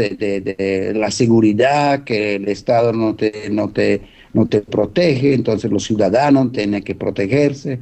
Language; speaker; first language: Spanish; non-native, fluent; Italian